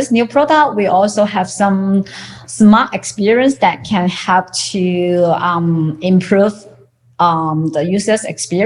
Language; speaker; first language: English; non-native, fluent; Chinese